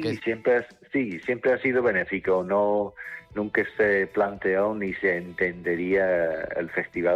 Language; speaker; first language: Spanish; non-native, fluent; English